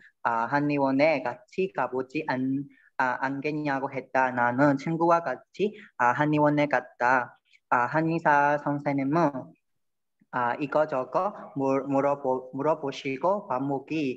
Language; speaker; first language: Korean; non-native, learner; Burmese